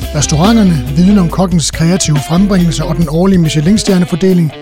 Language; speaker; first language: Danish; native; Danish